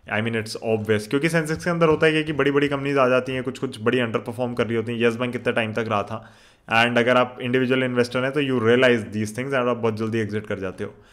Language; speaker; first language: Hindi; native; Hindi